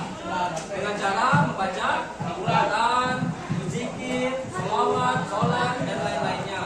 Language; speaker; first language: Indonesian; native; Indonesian